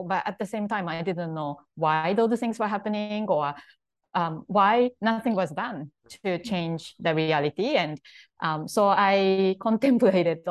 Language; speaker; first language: English; non-native, fluent; Japanese